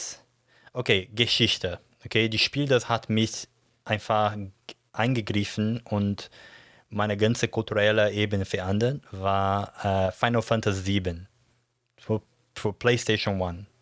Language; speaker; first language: German; non-native, fluent; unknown